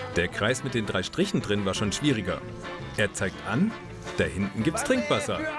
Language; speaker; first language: German; native; German